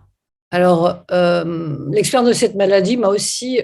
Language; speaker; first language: French; native; French